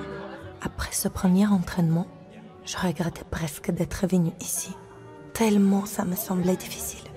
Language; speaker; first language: French; non-native, fluent; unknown